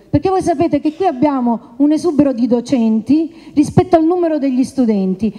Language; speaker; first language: Italian; native; Italian